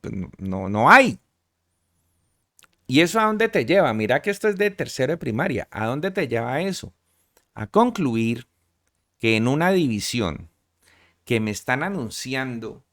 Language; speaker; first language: Spanish; native; Spanish